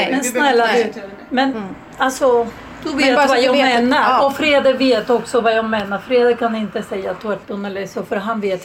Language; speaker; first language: Swedish; non-native, fluent; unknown